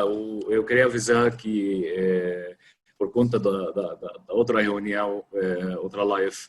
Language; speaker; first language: Portuguese; non-native, fluent; Arabic